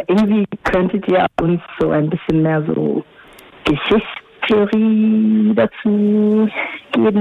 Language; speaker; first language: German; non-native, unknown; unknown